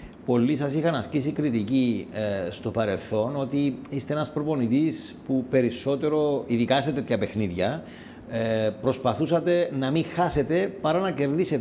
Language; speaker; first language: Greek; native; Greek